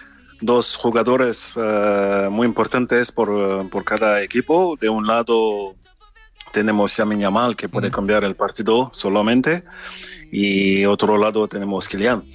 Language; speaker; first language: Spanish; non-native, fluent; French